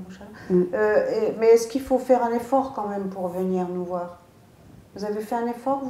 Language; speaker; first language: French; native; French